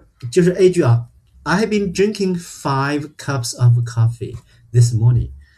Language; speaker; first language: English; non-native, fluent; Chinese